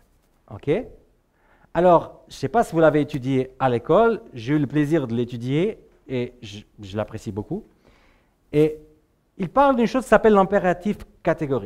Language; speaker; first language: French; native; French